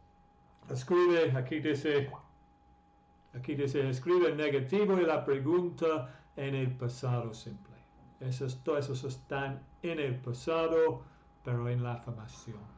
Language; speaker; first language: Spanish; non-native, fluent; English